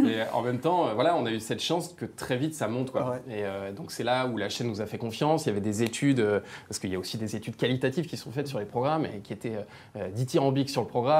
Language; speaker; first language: French; native; French